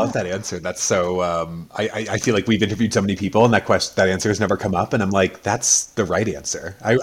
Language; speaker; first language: English; native; English